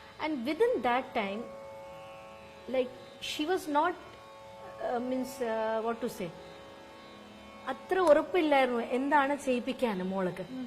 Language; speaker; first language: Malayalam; non-native, local second language; Bangla